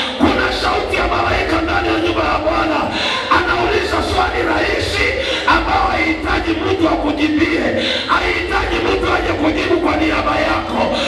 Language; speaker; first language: Swahili; non-native, local second language; Kamba